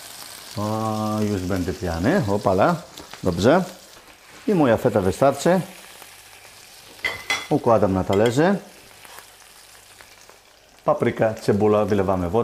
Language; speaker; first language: Polish; non-native, fluent; Greek